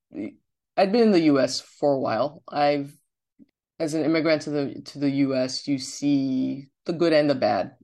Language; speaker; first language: English; non-native, local second language; Yoruba